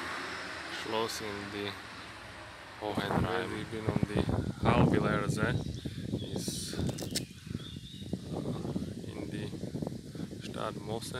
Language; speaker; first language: German; non-native, learner; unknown